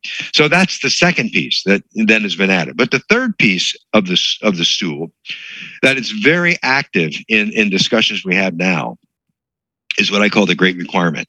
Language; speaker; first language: English; native; English